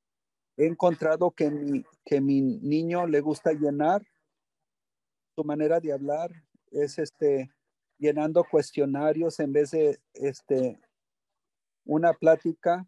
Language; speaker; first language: Spanish; early bilingual, heritage; English